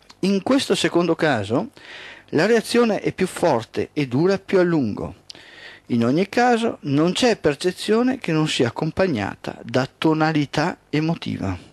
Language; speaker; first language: Italian; native; Italian